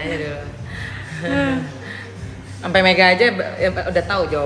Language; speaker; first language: Indonesian; native; Indonesian